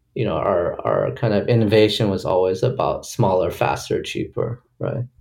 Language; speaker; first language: English; early bilingual, other home language; Chinese